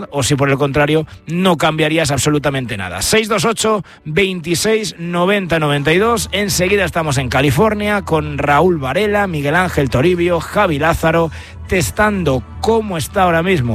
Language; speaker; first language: Spanish; native; Spanish